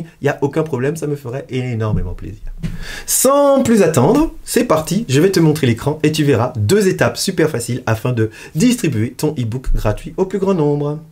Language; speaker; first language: French; native; French